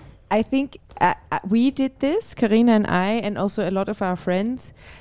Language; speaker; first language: English; non-native, fluent; German